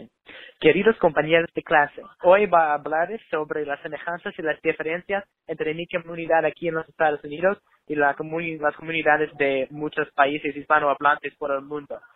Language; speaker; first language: Spanish; non-native, learner; English